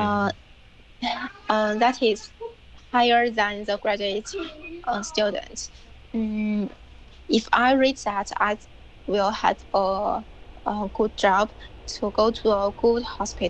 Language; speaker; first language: English; non-native, learner; Chinese